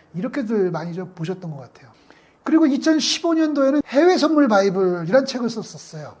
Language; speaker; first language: Korean; native; Korean